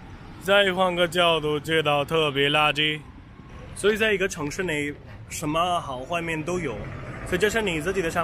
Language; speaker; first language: Chinese; non-native, fluent; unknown